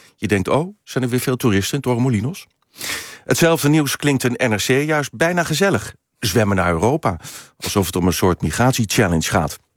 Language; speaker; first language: Dutch; native; Dutch